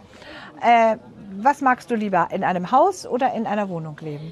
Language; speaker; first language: German; native; German